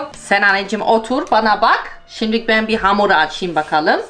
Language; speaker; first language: Turkish; non-native, learner; Polish